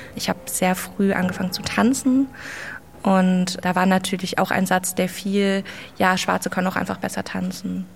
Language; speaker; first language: German; native; German